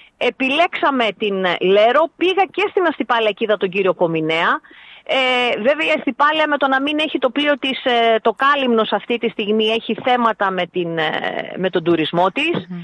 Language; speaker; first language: Greek; native; Greek